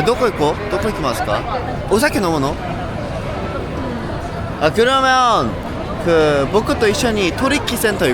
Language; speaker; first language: Japanese; non-native, learner; Korean